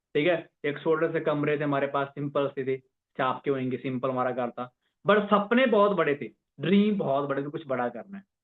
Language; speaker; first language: Hindi; non-native, local second language; Punjabi